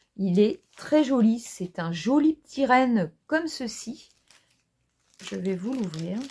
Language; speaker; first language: French; native; French